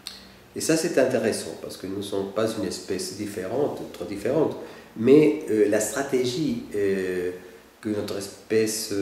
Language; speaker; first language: French; non-native, fluent; Spanish